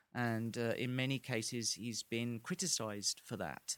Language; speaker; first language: English; native; English